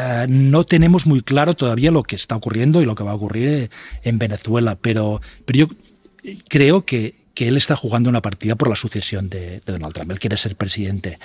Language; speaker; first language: Spanish; native; Spanish